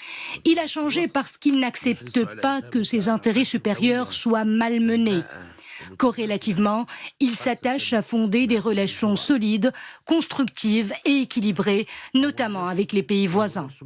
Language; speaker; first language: French; non-native, local second language; Arabic